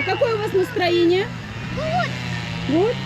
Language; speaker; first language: Russian; native; Russian